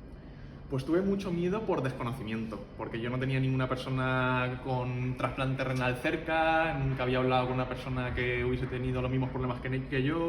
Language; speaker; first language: Spanish; native; Spanish